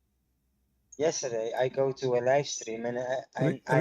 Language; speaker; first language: English; non-native, fluent; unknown